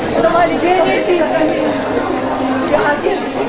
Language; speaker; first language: Russian; non-native, local second language; Azerbaijani